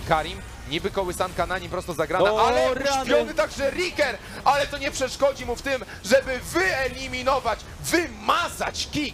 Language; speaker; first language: Polish; native; Polish